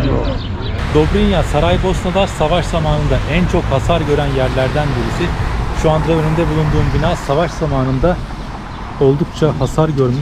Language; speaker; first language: Turkish; native; Turkish